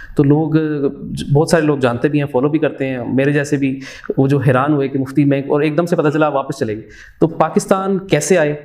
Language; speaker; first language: Urdu; native; Urdu